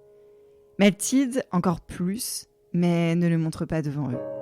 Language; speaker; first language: French; native; French